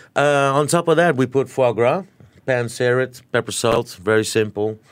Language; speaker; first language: English; native; English